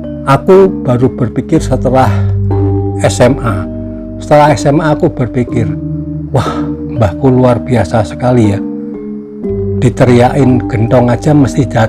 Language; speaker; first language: Indonesian; native; Indonesian